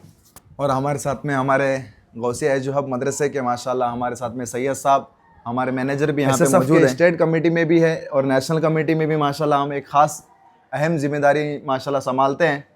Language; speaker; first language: Hindi; native; Hindi